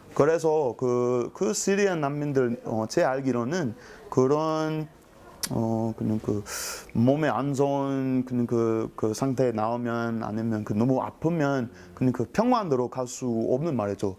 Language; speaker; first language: Korean; non-native, learner; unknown